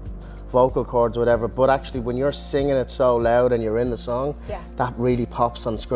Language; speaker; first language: English; native; English